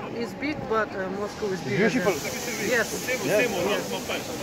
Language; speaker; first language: English; non-native, learner; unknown